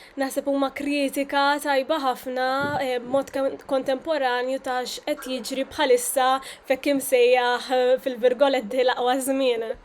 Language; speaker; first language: Maltese; native; Maltese